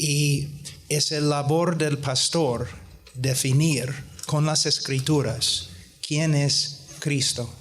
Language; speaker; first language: Spanish; non-native, fluent; English